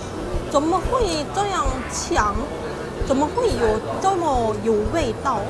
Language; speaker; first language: Chinese; non-native, fluent; Korean